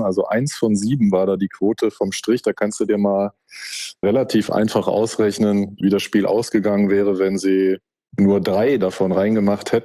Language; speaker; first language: German; native; German